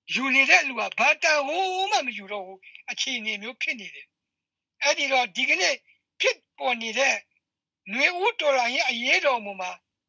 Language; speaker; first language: Burmese; non-native, local second language; S'gaw Karen